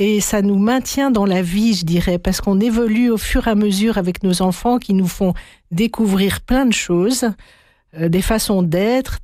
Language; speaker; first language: French; native; French